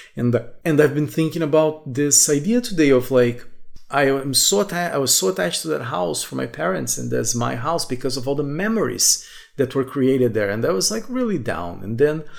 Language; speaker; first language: English; non-native, fluent; Portuguese